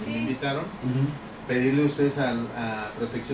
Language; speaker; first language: Spanish; native; Spanish